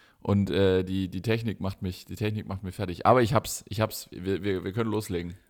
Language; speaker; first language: German; native; German